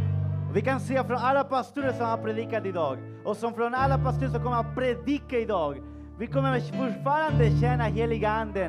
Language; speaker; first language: Swedish; non-native, fluent; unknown